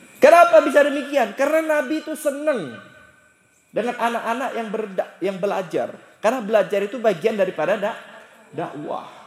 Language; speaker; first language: Indonesian; native; Indonesian